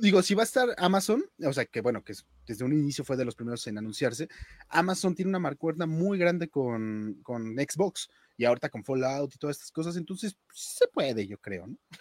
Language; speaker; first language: Spanish; native; Spanish